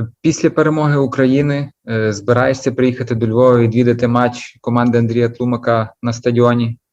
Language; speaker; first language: Ukrainian; native; Ukrainian